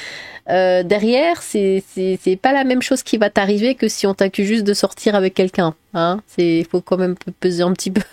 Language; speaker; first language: French; native; French